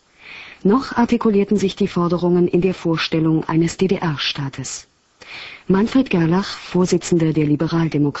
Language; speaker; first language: German; native; German